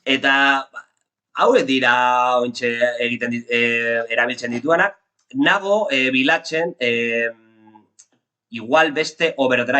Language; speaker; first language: Basque; non-native, local second language; Spanish